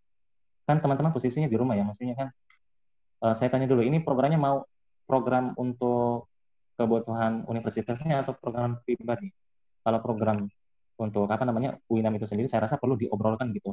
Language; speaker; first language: Indonesian; native; Indonesian